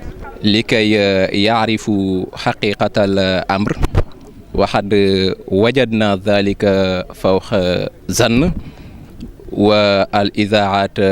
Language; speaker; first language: Arabic; non-native, fluent; Wolof